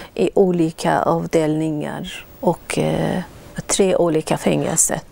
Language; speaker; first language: Swedish; non-native, fluent; Persian